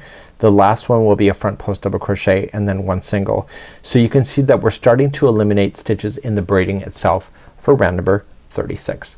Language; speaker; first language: English; native; English